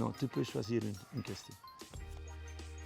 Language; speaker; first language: French; non-native, local second language; Dutch